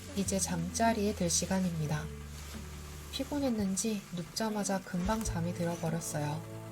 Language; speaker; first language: Korean; native; Korean